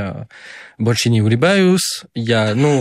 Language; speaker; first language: Russian; non-native, fluent; French